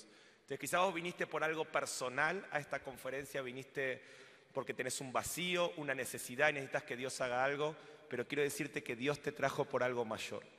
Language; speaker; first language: Spanish; native; Spanish